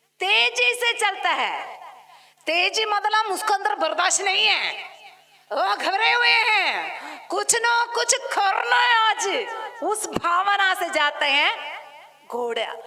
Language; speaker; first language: Hindi; non-native, local second language; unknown